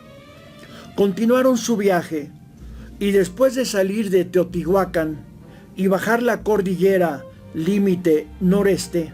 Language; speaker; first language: Spanish; native; Spanish